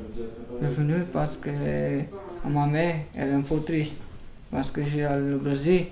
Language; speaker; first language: French; non-native, learner; Portuguese